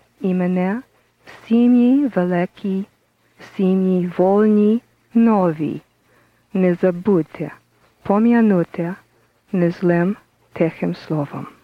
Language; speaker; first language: Ukrainian; early bilingual, heritage; English